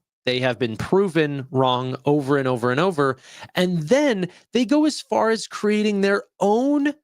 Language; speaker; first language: English; native; English